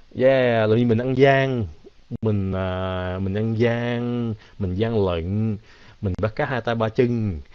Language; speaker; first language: Vietnamese; early bilingual, heritage; Vietnamese